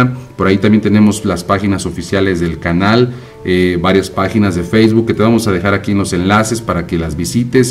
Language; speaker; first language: Spanish; native; Spanish